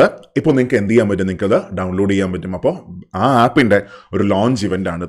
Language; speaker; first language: Malayalam; native; Malayalam